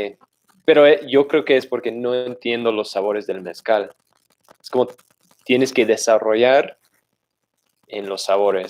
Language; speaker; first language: Spanish; non-native, fluent; English